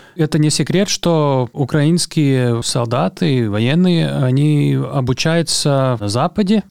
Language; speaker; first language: Russian; non-native, local second language; Latvian